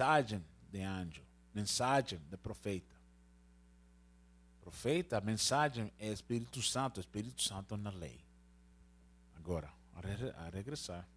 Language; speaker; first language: Portuguese; non-native, learner; Spanish